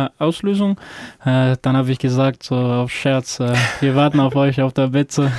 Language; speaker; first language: German; non-native, fluent; Croatian